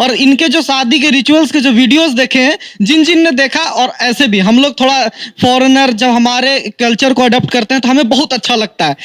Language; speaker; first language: Hindi; native; Hindi